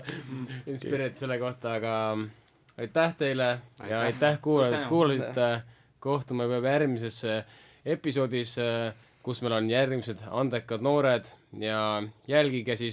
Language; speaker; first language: Estonian; native; Estonian